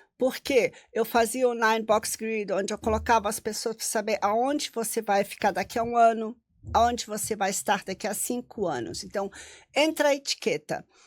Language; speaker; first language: Portuguese; non-native, local second language; German